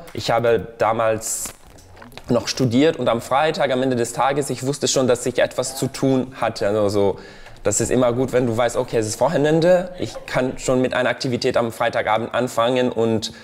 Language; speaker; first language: German; non-native, fluent; Portuguese